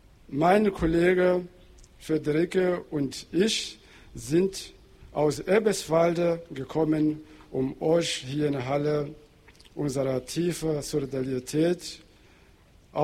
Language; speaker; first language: German; non-native, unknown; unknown